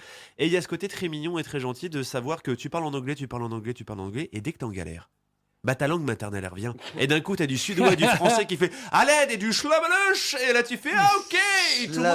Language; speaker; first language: French; native; French